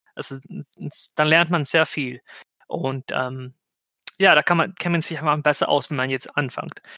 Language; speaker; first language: German; non-native, fluent; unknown